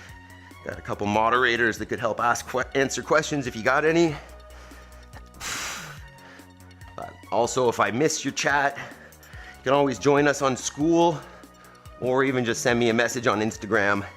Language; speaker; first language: English; native; English